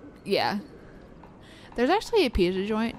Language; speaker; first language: English; native; English